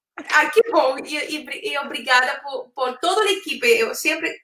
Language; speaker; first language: Portuguese; non-native, fluent; Spanish